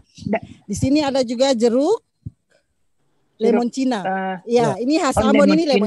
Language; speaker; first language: Indonesian; native; Indonesian